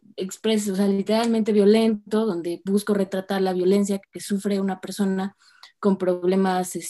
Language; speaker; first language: Spanish; native; Spanish